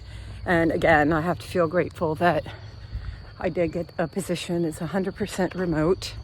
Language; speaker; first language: English; native; English